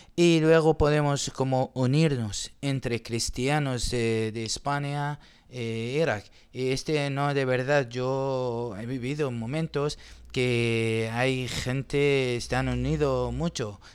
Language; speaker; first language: Spanish; non-native, learner; Arabic